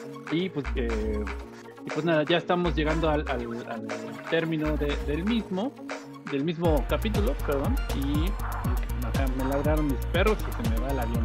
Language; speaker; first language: Spanish; native; Spanish